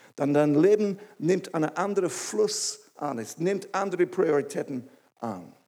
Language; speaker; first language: German; non-native, fluent; English